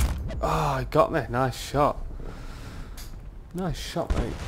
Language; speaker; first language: English; native; English